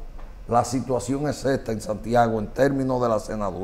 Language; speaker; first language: Spanish; native; Spanish